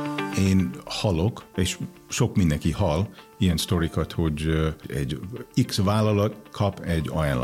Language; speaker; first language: Hungarian; non-native, fluent; English